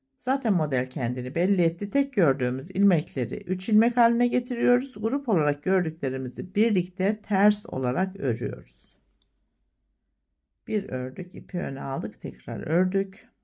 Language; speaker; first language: Turkish; native; Turkish